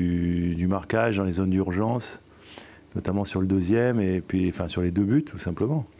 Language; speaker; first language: French; native; French